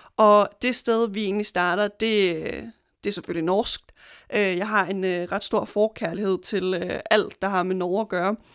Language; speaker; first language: Danish; native; Danish